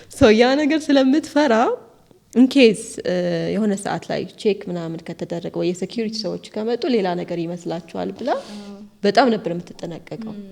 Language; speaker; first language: Amharic; early bilingual, heritage; Amharic